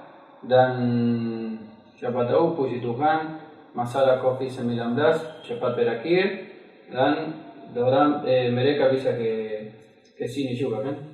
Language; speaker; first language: Indonesian; non-native, fluent; Spanish